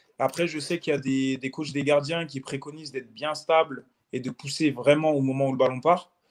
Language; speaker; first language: French; native; French